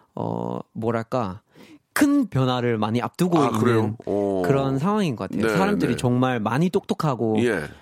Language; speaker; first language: Korean; non-native, fluent; English